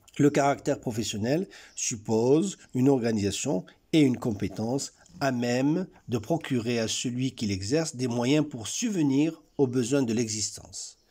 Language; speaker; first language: French; non-native, local second language; Arabic